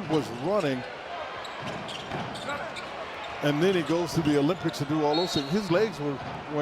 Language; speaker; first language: English; native; English